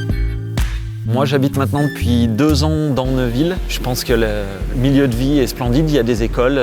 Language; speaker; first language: French; native; French